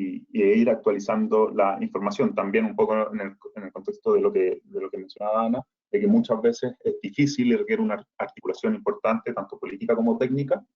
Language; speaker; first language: Spanish; native; Spanish